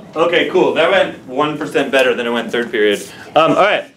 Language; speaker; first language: English; native; English